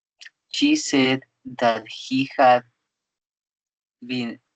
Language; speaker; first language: English; non-native, learner; Spanish